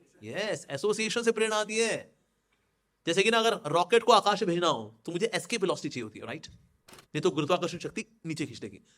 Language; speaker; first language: Hindi; native; Hindi